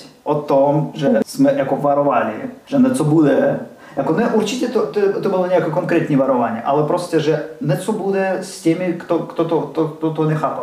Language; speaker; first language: Czech; non-native, learner; Russian